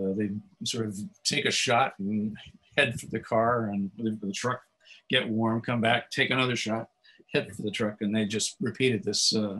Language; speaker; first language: English; native; English